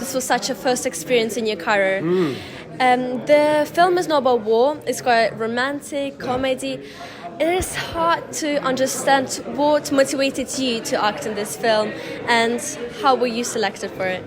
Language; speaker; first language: English; non-native, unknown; Ukrainian